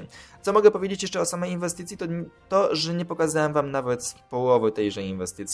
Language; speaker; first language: Polish; native; Polish